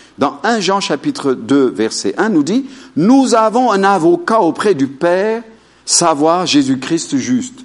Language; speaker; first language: French; non-native, fluent; Amharic